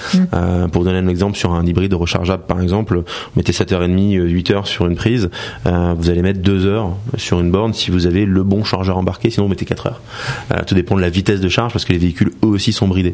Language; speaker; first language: French; native; French